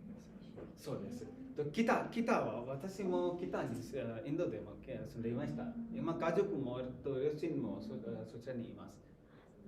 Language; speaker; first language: Japanese; non-native, learner; Hindi